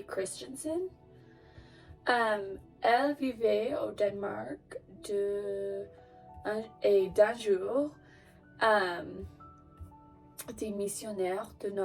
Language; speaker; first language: French; non-native, learner; English